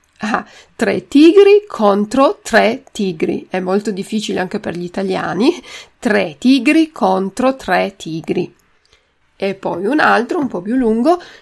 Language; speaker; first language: Italian; native; Italian